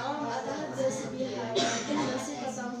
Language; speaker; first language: Arabic; non-native, learner; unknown